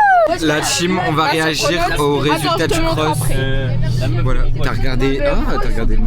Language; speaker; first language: French; native; French